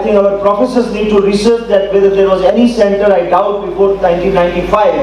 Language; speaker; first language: English; non-native, local second language; Hindi